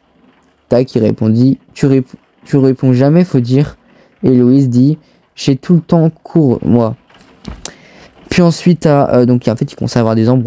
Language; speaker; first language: French; native; French